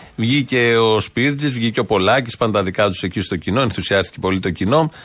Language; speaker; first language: Greek; native; Greek